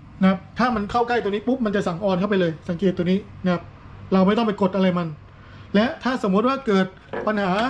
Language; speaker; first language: Thai; native; Thai